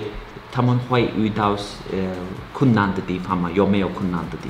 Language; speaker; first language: Chinese; non-native, learner; Turkish